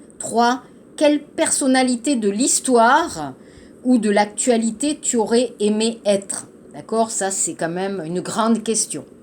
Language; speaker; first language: French; native; French